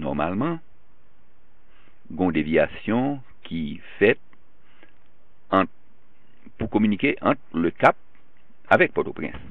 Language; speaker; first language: French; non-native, local second language; Haitian Creole